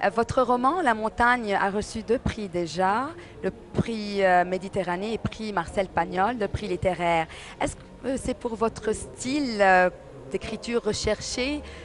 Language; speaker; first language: French; non-native, local second language; Arabic